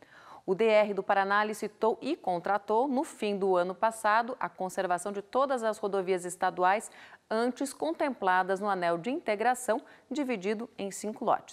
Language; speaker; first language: Portuguese; native; Portuguese